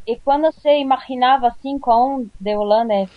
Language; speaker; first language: Spanish; non-native, learner; Portuguese